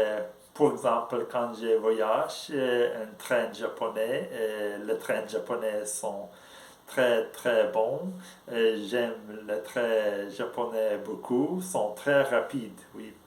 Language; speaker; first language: French; non-native, learner; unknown